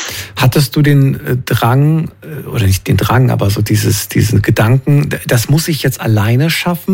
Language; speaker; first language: German; native; German